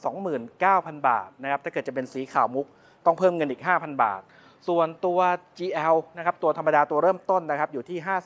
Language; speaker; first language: Thai; native; Thai